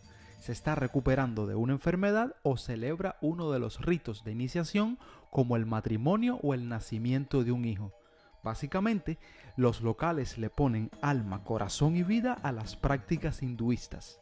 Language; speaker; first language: Spanish; native; Spanish